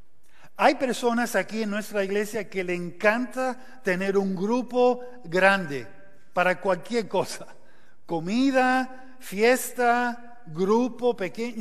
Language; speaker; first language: Spanish; non-native, fluent; English